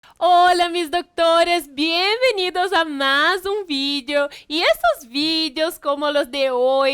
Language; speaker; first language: Spanish; non-native, fluent; Portuguese